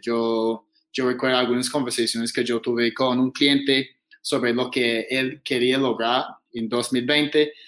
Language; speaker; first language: Spanish; non-native, fluent; English